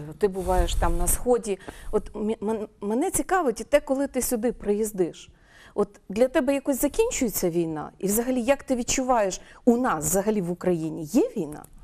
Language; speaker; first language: Ukrainian; native; Ukrainian